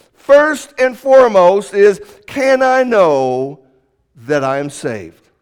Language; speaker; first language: English; native; English